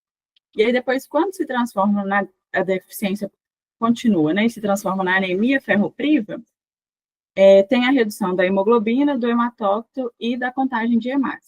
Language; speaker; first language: Portuguese; native; Portuguese